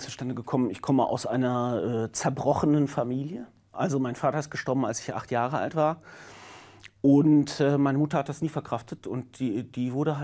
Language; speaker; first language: German; native; German